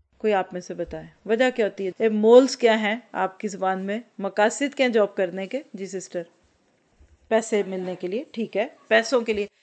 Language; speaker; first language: Urdu; native; Urdu